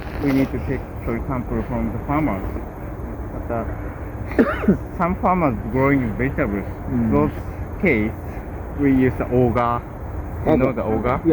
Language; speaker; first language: English; non-native, fluent; Japanese